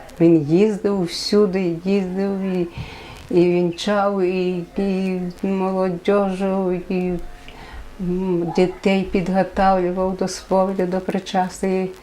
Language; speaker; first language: Ukrainian; native; Ukrainian